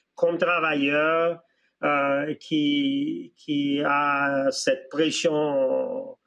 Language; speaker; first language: French; non-native, local second language; Seselwa Creole French